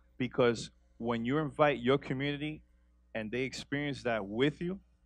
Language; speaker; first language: English; native; English